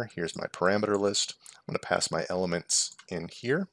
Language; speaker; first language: English; native; English